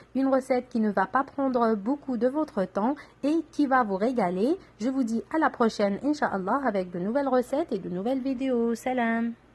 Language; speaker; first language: French; non-native, local second language; Arabic